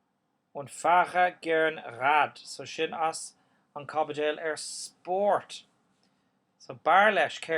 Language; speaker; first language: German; non-native, fluent; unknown